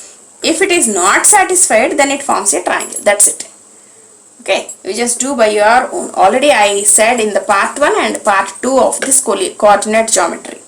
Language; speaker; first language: English; non-native, local second language; Telugu